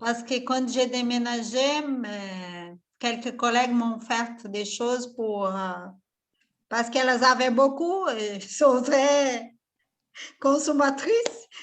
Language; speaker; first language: French; non-native, fluent; Portuguese